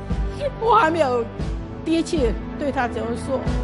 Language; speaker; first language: Chinese; non-native, local second language; Cantonese